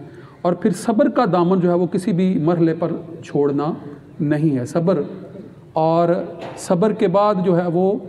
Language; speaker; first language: Urdu; native; Urdu